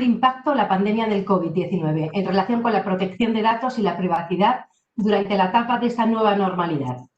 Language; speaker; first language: Spanish; native; Spanish